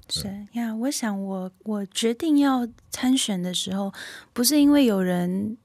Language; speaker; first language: Chinese; early bilingual, heritage; Chinese